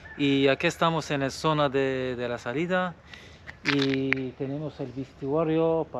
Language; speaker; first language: Spanish; non-native, fluent; Arabic